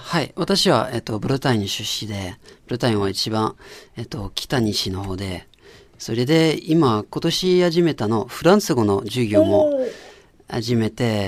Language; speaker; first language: Japanese; non-native, learner; French